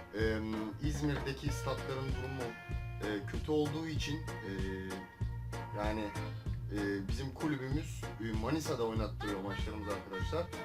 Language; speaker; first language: Turkish; native; Turkish